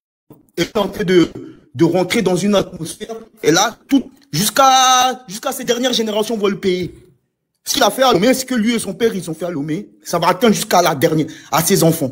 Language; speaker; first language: French; non-native, local second language; Ewe